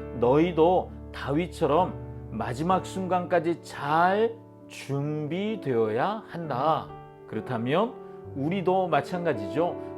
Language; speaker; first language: Korean; native; Korean